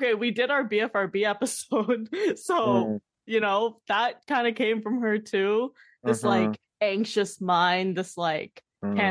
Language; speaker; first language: English; native; English